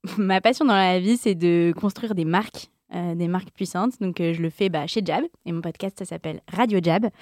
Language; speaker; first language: French; native; French